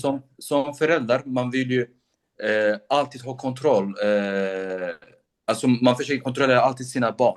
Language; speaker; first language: Swedish; non-native, local second language; Kurdish